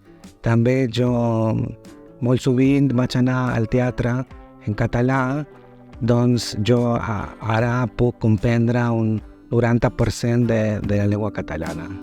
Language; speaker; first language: Catalan; non-native, learner; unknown